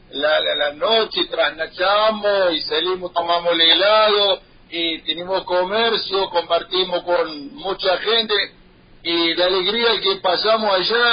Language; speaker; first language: Spanish; non-native, learner; Arabic